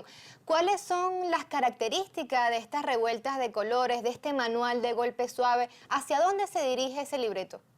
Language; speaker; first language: Spanish; native; Spanish